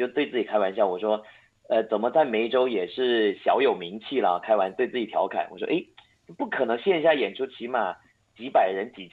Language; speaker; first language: Chinese; non-native, local second language; Hakka Chinese